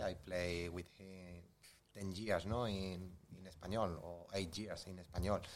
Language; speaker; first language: English; non-native, learner; Spanish